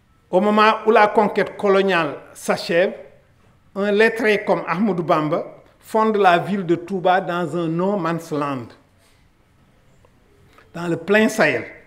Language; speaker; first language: French; non-native, local second language; Wolof